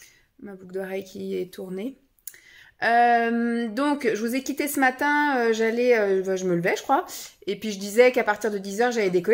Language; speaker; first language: French; native; French